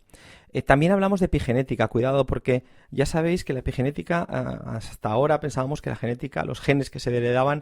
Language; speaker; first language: Spanish; native; Spanish